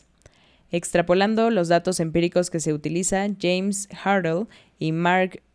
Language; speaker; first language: Spanish; native; Spanish